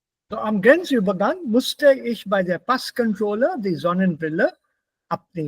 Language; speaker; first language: German; non-native, fluent; Hindi